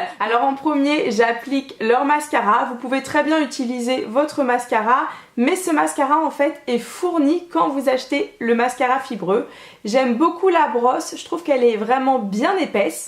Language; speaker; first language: French; native; French